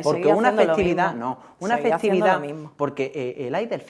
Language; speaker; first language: Spanish; native; Spanish